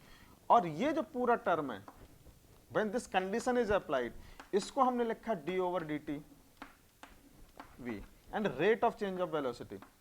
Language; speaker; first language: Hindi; native; Hindi